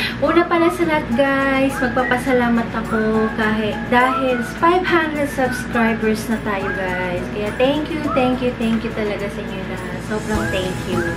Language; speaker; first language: Filipino; non-native, local second language; Cebuano